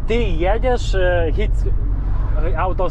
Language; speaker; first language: Polish; non-native, learner; Lithuanian